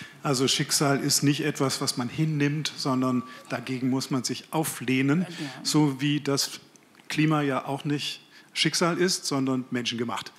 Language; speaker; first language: German; native; German